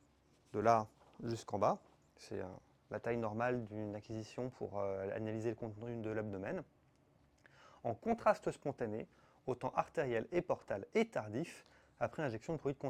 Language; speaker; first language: French; native; French